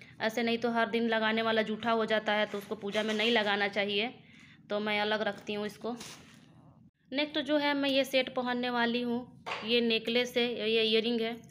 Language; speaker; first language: Hindi; native; Hindi